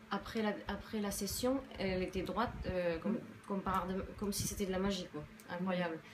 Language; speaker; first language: French; native; French